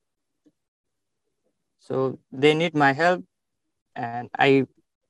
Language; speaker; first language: English; non-native, local second language; Nepali